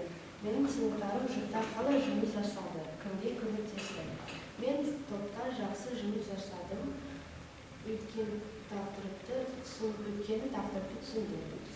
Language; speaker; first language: Kazakh; non-native, learner; Russian